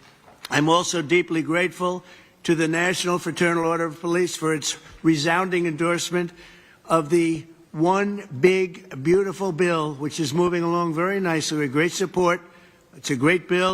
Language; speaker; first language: English; native; English